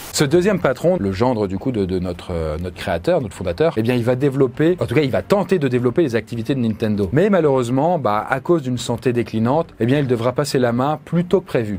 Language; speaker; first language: French; native; French